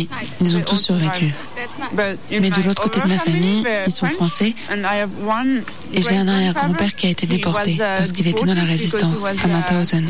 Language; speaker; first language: French; native; French